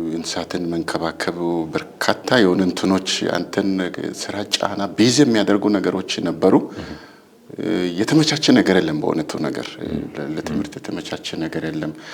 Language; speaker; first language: Amharic; non-native, local second language; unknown